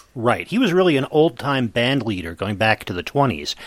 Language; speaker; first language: English; native; English